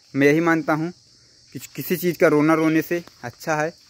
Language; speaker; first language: Hindi; native; Hindi